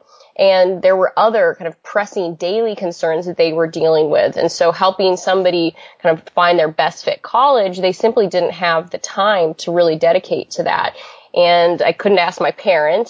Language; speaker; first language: English; native; English